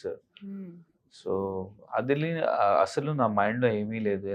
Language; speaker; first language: Telugu; non-native, learner; Hindi